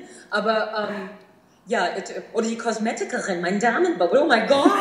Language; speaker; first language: German; non-native, fluent; English